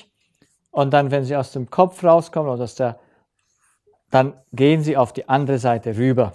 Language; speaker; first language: German; native; German